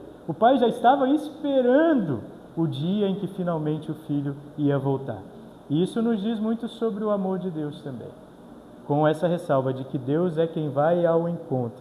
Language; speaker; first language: Portuguese; native; Portuguese